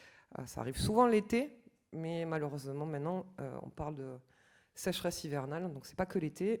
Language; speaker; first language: French; native; French